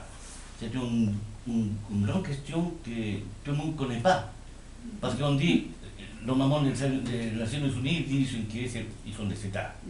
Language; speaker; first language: French; non-native, fluent; Spanish